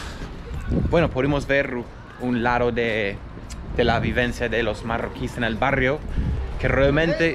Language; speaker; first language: Spanish; native; Spanish